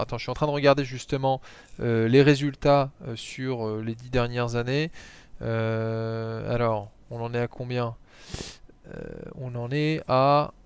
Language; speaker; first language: French; native; French